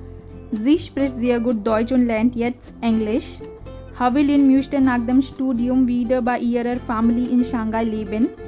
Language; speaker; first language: German; non-native, fluent; Hindi